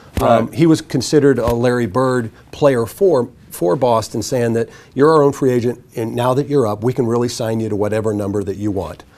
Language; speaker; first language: English; native; English